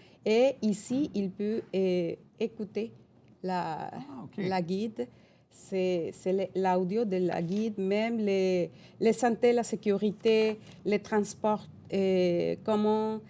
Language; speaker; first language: French; non-native, fluent; Spanish